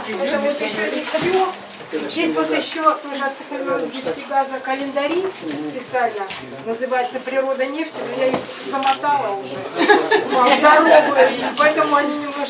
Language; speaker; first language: Russian; native; Russian